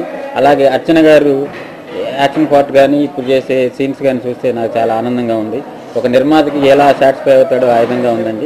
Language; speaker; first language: Telugu; native; Telugu